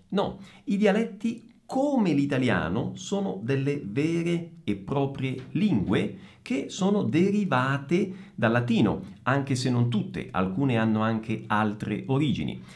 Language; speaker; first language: Italian; native; Italian